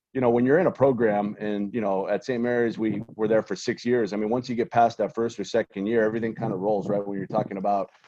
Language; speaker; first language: English; native; English